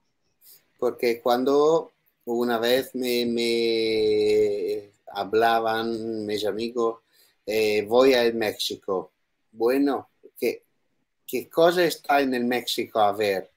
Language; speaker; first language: Spanish; non-native, learner; Italian